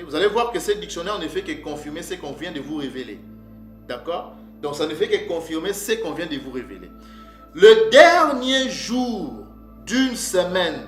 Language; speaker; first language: French; non-native, local second language; Kongo